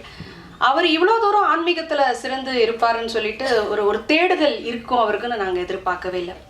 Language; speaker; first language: Tamil; native; Tamil